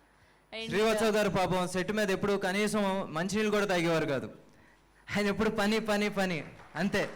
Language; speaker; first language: Telugu; native; Telugu